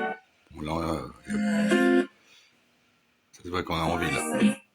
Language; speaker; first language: French; native; French